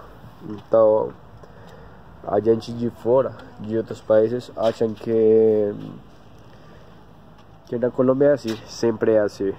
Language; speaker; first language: Portuguese; non-native, learner; Spanish